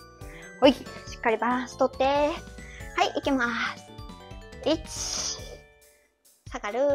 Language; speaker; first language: Japanese; native; Japanese